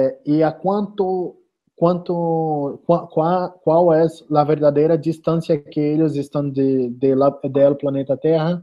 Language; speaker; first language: Spanish; non-native, learner; Portuguese